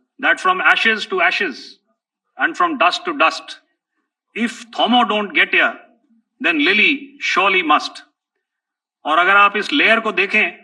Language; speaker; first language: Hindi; native; Hindi